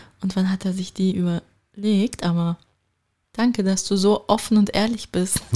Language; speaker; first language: German; early bilingual, other home language; Turkish